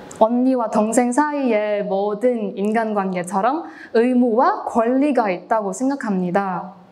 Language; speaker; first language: Korean; non-native, fluent; Cantonese